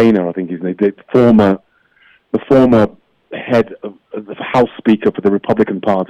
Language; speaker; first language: English; native; English